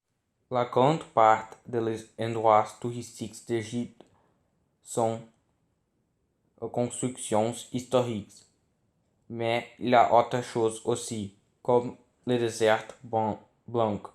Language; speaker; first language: French; non-native, learner; Portuguese